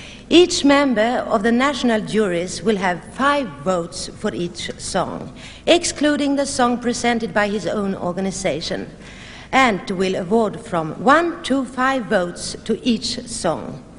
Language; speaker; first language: English; non-native, fluent; Swedish